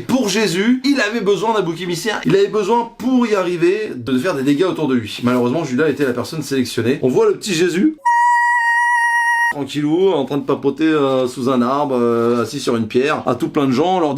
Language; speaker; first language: French; native; French